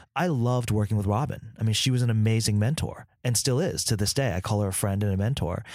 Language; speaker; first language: English; early bilingual, other home language; Vietnamese